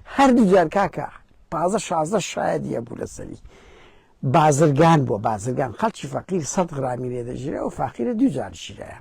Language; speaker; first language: Central Kurdish; native; Central Kurdish